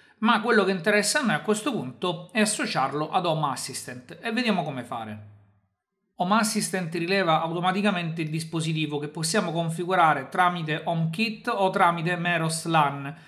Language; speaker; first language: Italian; native; Italian